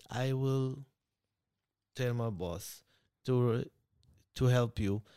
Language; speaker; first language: English; non-native, learner; Hebrew